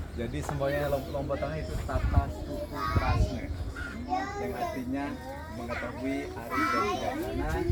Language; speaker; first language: Indonesian; non-native, local second language; Sasak